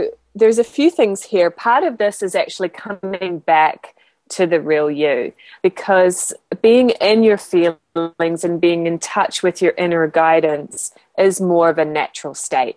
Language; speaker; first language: English; native; English